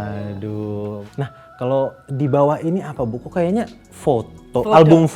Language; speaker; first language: Indonesian; native; Indonesian